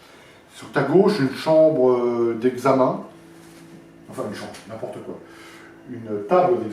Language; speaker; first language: French; native; French